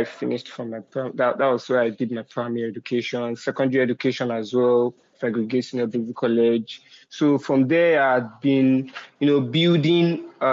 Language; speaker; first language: English; non-native, local second language; Yoruba